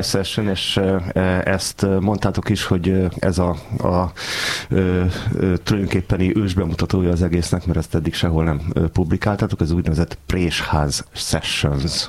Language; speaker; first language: Hungarian; native; Hungarian